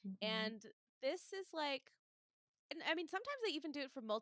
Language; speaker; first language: English; native; English